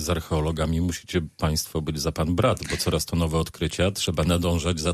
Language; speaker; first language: Polish; native; Polish